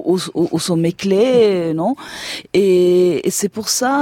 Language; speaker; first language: French; non-native, fluent; German